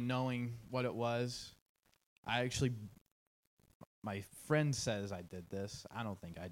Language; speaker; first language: English; native; English